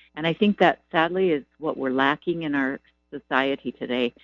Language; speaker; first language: English; native; English